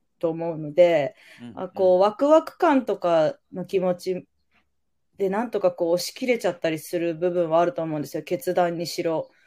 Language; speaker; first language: Japanese; native; Japanese